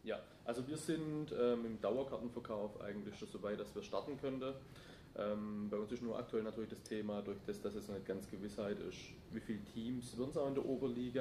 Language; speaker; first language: German; native; German